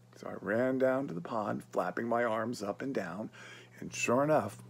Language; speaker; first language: English; native; English